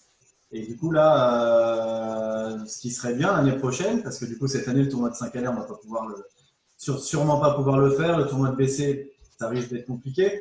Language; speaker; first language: French; native; French